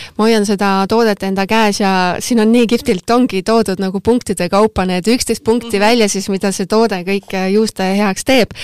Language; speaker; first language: Estonian; native; Estonian